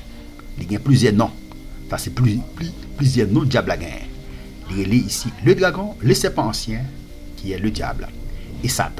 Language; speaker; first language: French; non-native, local second language; Haitian Creole